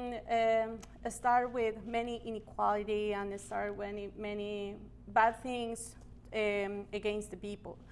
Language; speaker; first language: English; non-native, learner; Spanish